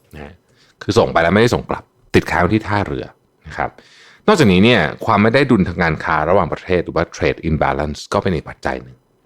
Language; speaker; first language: Thai; native; Thai